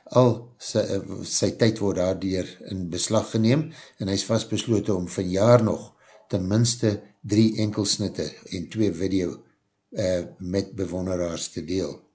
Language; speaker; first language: Afrikaans; native; Afrikaans